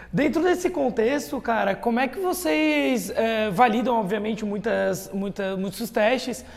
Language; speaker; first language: Portuguese; native; Portuguese